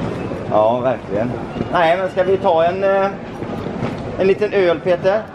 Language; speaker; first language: Swedish; native; Swedish